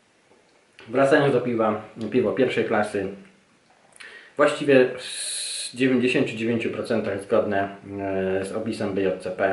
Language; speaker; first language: Polish; native; Polish